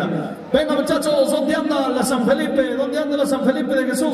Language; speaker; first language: Spanish; native; Spanish